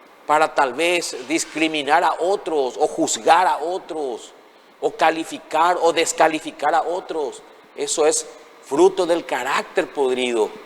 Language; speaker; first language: Spanish; native; Spanish